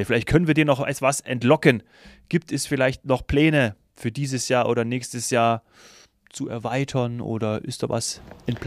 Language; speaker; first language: German; native; German